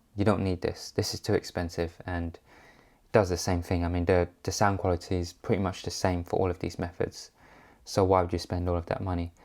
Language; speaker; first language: English; native; English